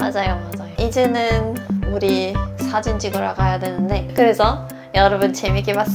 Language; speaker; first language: Korean; non-native, fluent; Swedish